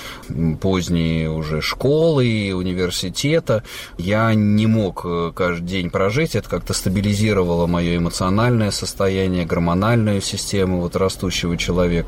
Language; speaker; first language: Russian; native; Russian